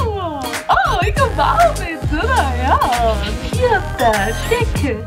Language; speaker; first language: Korean; non-native, fluent; English